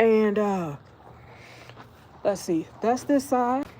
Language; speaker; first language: English; native; English